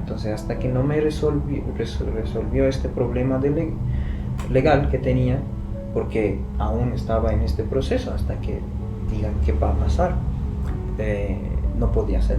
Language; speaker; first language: Spanish; non-native, fluent; Persian